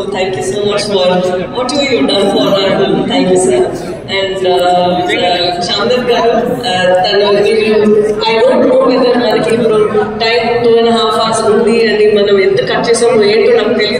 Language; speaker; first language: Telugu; non-native, local second language; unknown